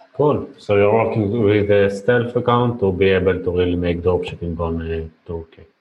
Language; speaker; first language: English; non-native, fluent; Turkish